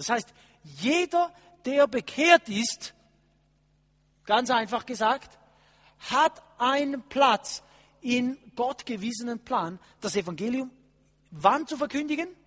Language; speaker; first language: German; non-native, fluent; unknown